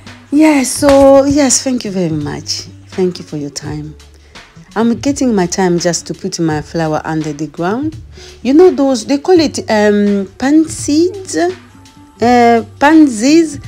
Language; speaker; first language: English; non-native, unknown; Lingala